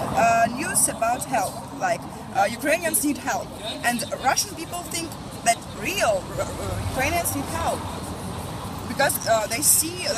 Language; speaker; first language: English; non-native, learner; Russian